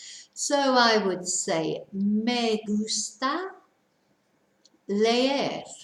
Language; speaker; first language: Spanish; non-native, fluent; English